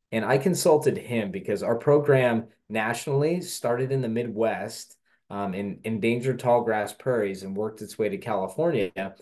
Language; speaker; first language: English; native; English